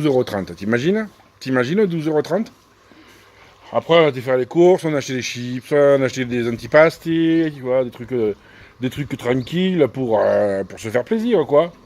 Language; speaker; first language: French; native; French